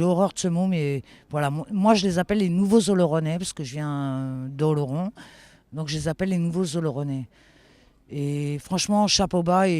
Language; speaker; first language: French; native; French